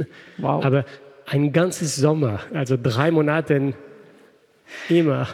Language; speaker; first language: German; non-native, fluent; French